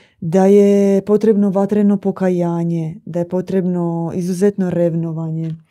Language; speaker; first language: Croatian; native; Croatian